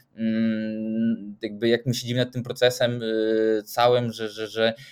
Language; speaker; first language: Polish; non-native, fluent; Swedish